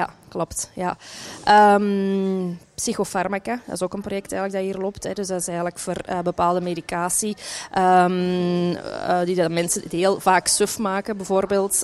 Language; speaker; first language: Dutch; native; Dutch